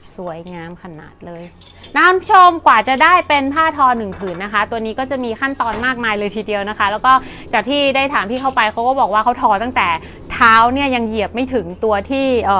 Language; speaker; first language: Thai; native; Thai